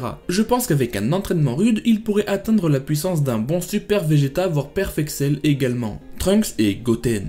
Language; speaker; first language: French; native; French